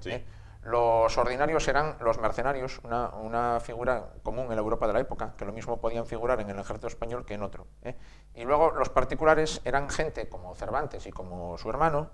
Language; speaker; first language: Spanish; native; Spanish